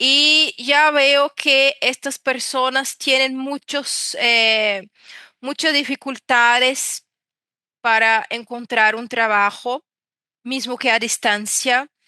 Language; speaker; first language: Spanish; non-native, fluent; Portuguese